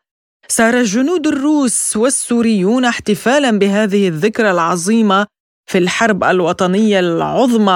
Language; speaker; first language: Arabic; native; Arabic